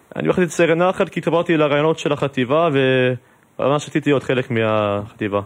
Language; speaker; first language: Hebrew; non-native, fluent; English